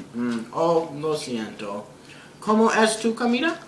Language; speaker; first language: Spanish; non-native, learner; English